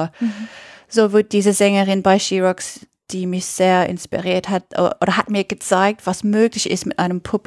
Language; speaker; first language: German; non-native, fluent; English